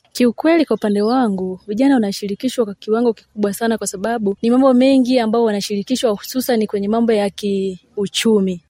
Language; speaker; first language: Swahili; native; Swahili